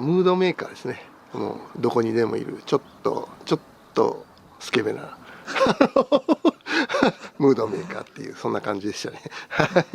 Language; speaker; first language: Japanese; native; Japanese